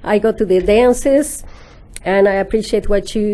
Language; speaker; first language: English; non-native, fluent; Spanish